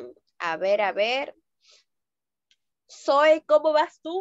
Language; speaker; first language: Spanish; native; Spanish